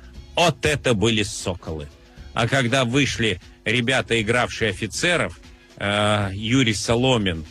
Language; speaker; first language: Russian; native; Russian